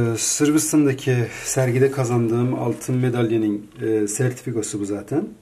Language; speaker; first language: Turkish; non-native, fluent; Persian